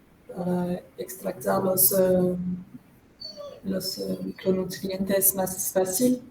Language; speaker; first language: Spanish; non-native, learner; French